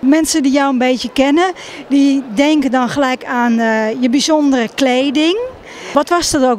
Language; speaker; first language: Dutch; native; Dutch